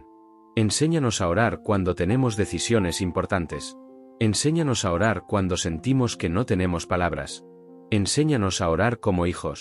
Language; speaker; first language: Spanish; native; Spanish